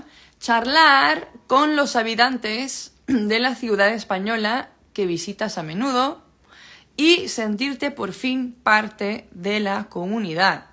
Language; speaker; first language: Spanish; non-native, fluent; Dutch